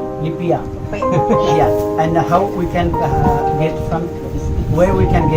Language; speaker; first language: English; non-native, learner; Nepali